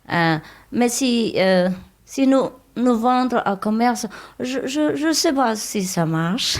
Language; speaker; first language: French; non-native, learner; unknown